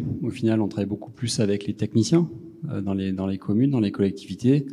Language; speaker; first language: French; native; French